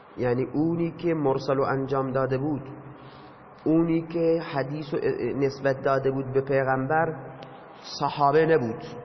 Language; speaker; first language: Persian; non-native, local second language; Baluchi